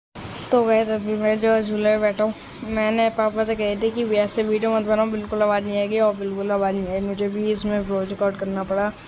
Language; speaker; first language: Hindi; native; Hindi